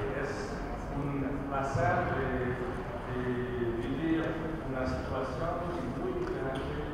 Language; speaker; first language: Spanish; non-native, learner; French